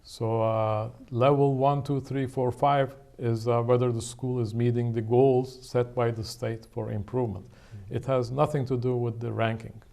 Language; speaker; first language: English; non-native, fluent; Turkish